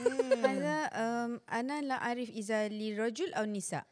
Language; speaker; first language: Arabic; non-native, learner; Malay